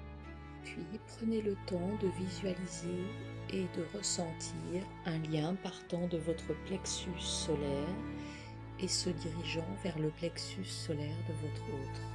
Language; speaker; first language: French; native; French